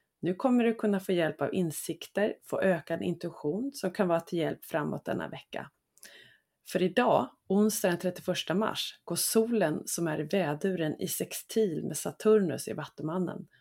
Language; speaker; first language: Swedish; native; Swedish